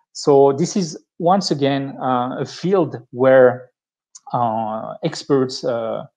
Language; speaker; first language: English; non-native, fluent; French